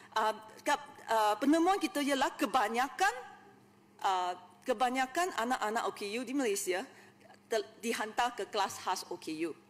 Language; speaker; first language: Malay; non-native, local second language; Chinese